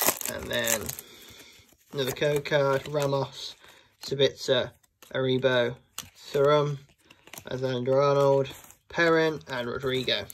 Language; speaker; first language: English; native; English